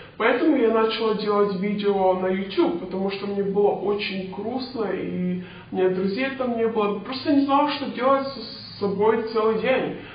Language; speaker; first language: Russian; non-native, local second language; Romanian